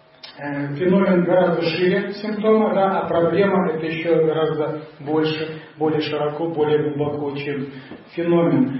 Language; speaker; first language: Russian; native; Russian